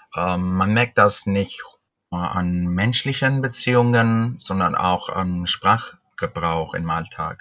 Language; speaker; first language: German; non-native, fluent; Spanish